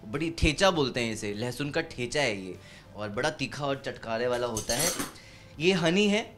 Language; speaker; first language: Hindi; native; Hindi